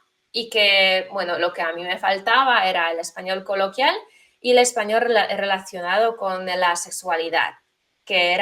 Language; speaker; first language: Spanish; non-native, fluent; Polish